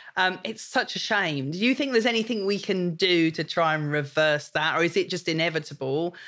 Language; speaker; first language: English; native; English